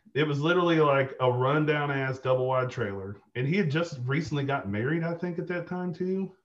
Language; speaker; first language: English; native; English